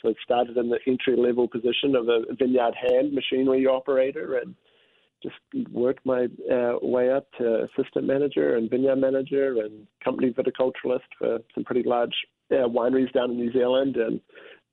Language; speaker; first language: English; native; English